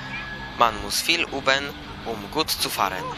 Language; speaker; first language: German; non-native, learner; Polish